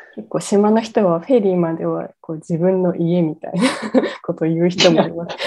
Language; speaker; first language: Japanese; native; Japanese